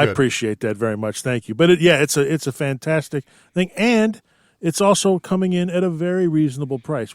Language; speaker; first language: English; native; English